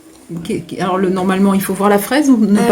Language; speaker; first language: French; native; French